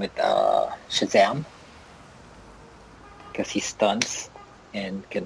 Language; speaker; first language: English; non-native, local second language; Filipino